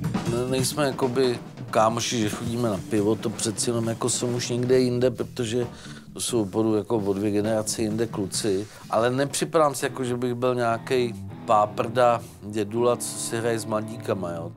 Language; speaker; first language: Czech; native; Czech